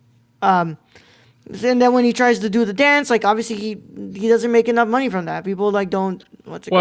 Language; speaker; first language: English; native; English